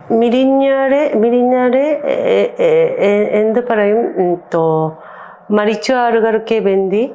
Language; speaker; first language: Malayalam; non-native, learner; Japanese